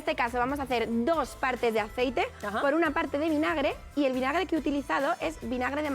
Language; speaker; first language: Spanish; native; Spanish